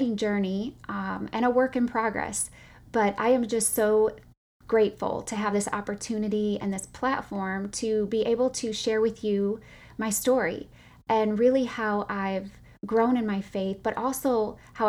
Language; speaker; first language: English; native; English